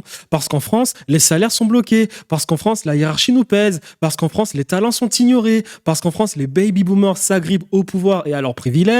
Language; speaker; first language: French; native; French